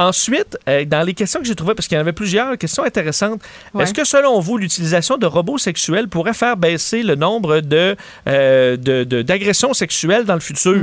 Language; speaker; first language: French; native; French